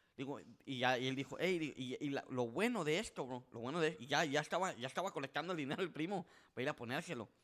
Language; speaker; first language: Spanish; early bilingual, heritage; Spanish